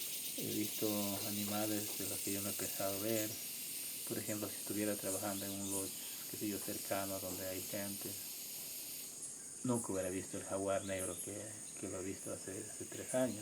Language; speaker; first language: Spanish; non-native, local second language; Quechua